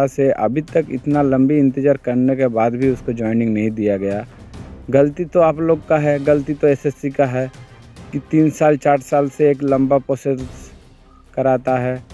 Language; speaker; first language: Hindi; non-native, local second language; Bangla